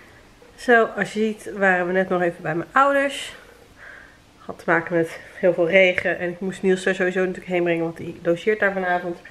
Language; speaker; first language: Dutch; native; Dutch